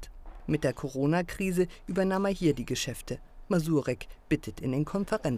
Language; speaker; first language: German; native; German